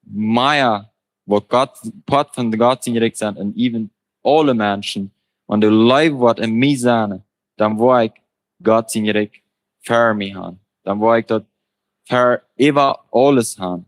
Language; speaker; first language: German; non-native, local second language; Plautdietsch